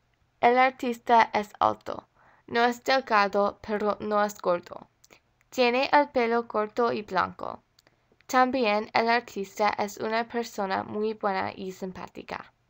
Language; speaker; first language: Spanish; non-native, learner; English